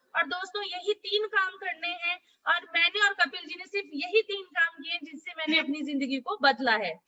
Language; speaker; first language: Hindi; native; Hindi